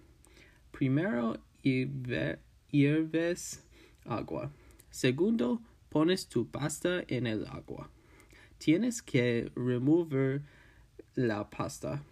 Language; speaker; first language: Spanish; non-native, learner; English